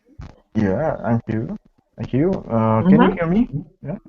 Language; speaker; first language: English; non-native, fluent; Russian